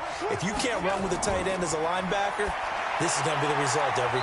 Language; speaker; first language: English; native; English